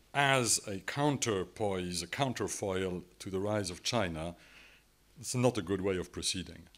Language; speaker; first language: English; non-native, fluent; French